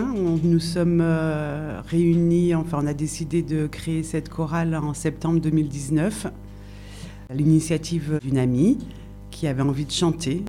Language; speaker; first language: French; native; French